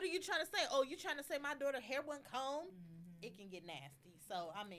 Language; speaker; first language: English; native; English